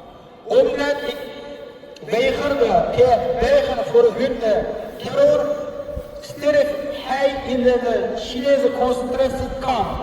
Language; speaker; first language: Dutch; non-native, learner; Uyghur